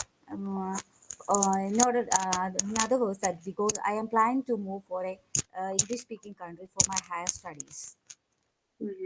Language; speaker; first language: English; non-native, learner; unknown